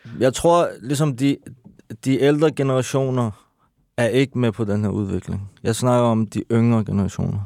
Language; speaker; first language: Danish; early bilingual, other home language; Persian